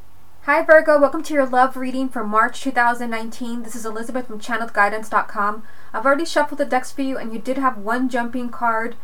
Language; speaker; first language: English; native; English